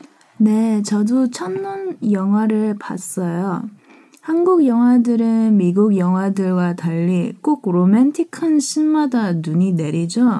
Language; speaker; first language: Korean; early bilingual, heritage; Korean